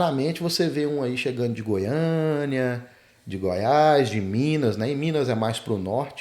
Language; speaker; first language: Portuguese; native; Portuguese